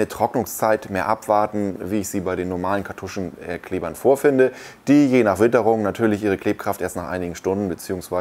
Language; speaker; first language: German; native; German